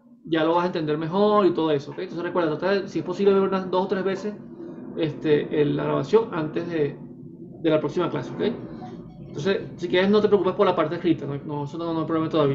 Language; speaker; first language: Spanish; native; Spanish